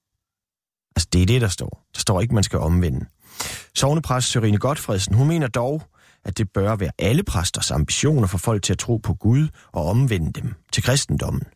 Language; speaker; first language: Danish; native; Danish